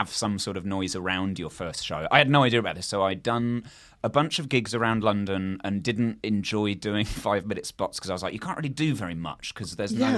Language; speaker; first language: English; native; English